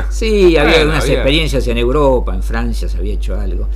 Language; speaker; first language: Spanish; native; Spanish